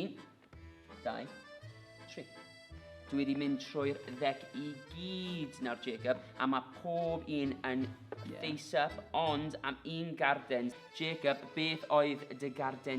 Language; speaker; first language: Welsh; native; Welsh